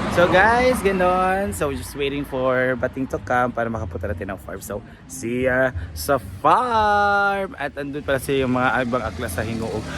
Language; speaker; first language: Filipino; non-native, local second language; Cebuano